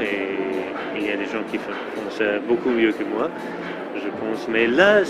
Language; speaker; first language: French; non-native, fluent; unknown